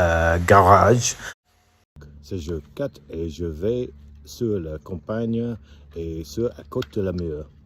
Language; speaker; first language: French; non-native, learner; English